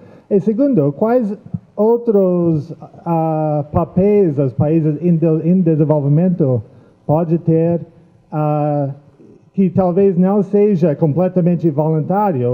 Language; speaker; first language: Portuguese; non-native, fluent; English